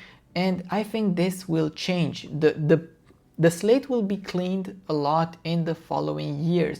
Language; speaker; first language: English; non-native, fluent; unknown